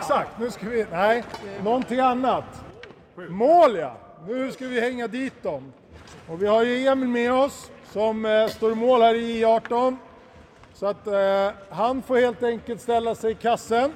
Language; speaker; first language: Swedish; native; Swedish